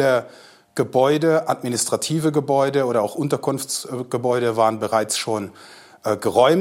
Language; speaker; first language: German; native; German